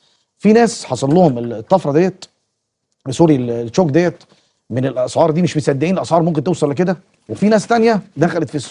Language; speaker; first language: Arabic; native; Arabic